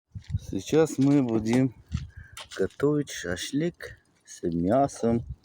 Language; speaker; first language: Russian; non-native, learner; Tajik